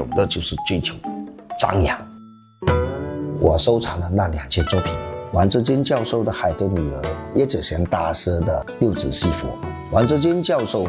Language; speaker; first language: Chinese; native; Chinese